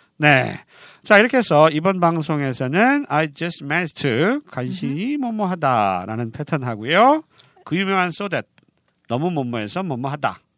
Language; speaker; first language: Korean; native; Korean